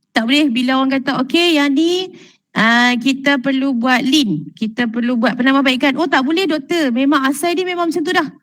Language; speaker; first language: Malay; native; Malay